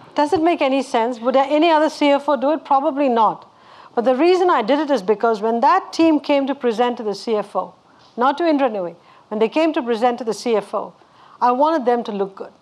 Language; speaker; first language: English; non-native, local second language; Tamil